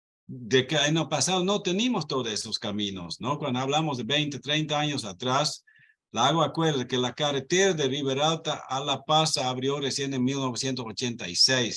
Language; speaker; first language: Spanish; non-native, fluent; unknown